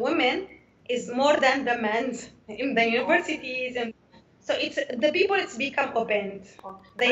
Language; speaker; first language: English; non-native, learner; Arabic